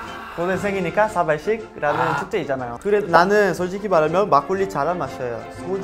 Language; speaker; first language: Korean; non-native, learner; Portuguese